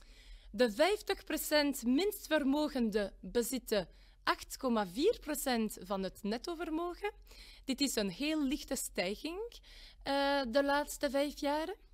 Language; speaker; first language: Dutch; non-native, local second language; French